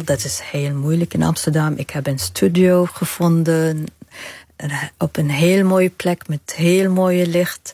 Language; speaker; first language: Dutch; non-native, fluent; Arabic